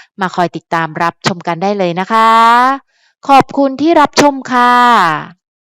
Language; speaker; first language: Thai; native; Thai